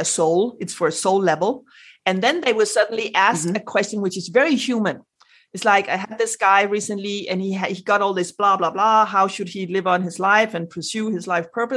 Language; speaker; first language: English; non-native, fluent; Danish